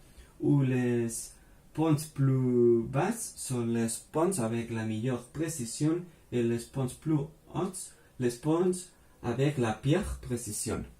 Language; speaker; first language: French; non-native, fluent; Spanish